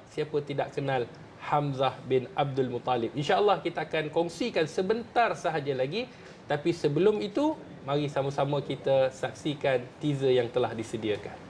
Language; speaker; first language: Malay; native; Malay